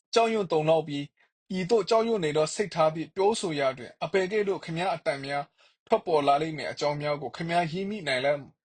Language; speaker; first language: Burmese; non-native, local second language; Kachin